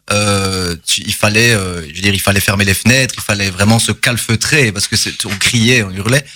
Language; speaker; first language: French; native; French